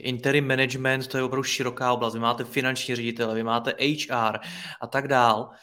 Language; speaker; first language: Czech; native; Czech